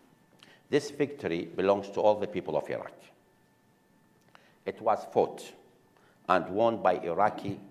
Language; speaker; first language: English; non-native, fluent; Arabic